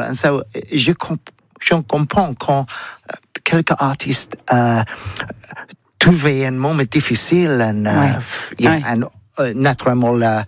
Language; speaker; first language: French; non-native, learner; English